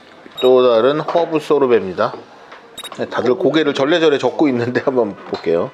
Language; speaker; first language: Korean; native; Korean